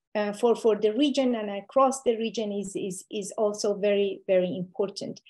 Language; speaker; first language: English; non-native, fluent; Persian